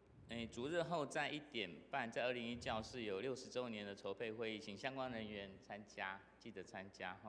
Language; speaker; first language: Chinese; native; Chinese